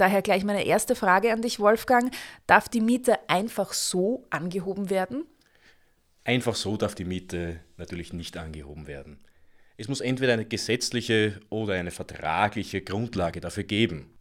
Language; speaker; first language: German; native; German